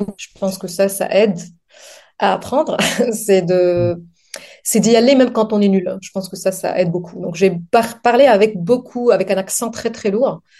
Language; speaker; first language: French; non-native, local second language; Arabic